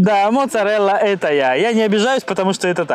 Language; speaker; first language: Russian; native; Russian